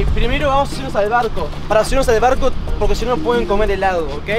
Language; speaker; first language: Spanish; native; Spanish